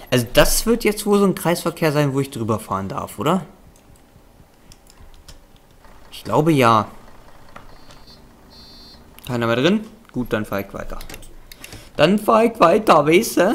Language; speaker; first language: German; native; German